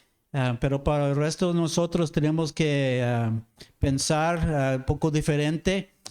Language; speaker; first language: Spanish; non-native, fluent; English